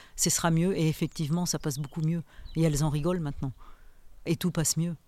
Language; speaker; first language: French; native; French